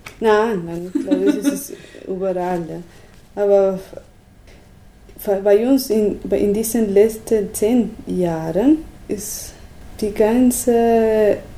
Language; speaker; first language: German; non-native, learner; Spanish